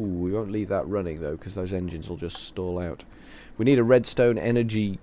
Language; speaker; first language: English; native; English